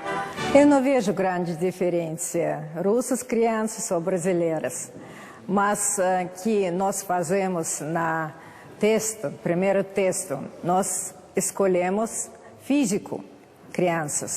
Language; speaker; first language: Portuguese; non-native, learner; Russian